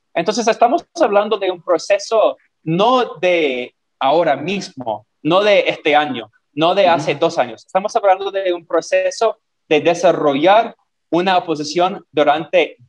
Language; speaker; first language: Spanish; non-native, fluent; English